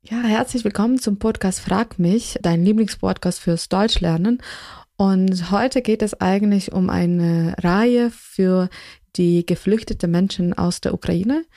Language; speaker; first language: German; non-native, fluent; Ukrainian